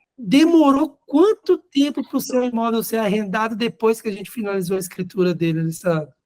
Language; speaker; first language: Portuguese; native; Portuguese